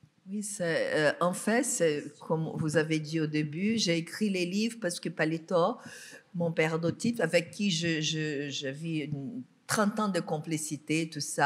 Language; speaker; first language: French; non-native, fluent; Portuguese